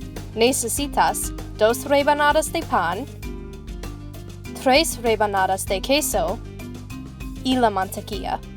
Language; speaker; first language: Spanish; non-native, learner; English